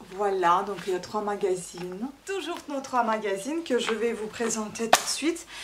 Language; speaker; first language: French; non-native, fluent; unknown